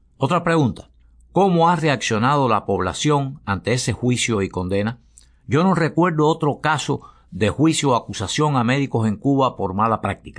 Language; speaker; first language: Spanish; native; Spanish